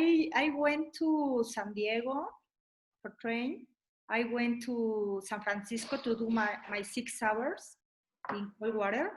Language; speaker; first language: English; non-native, learner; Spanish